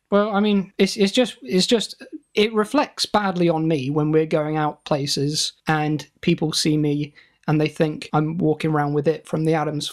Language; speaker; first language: English; native; English